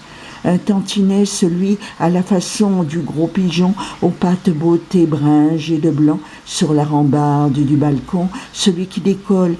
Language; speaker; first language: French; native; French